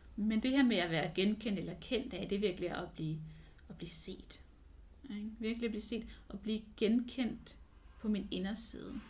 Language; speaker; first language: Danish; non-native, fluent; English